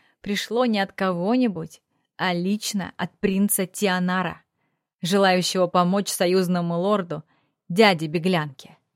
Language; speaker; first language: Russian; native; Russian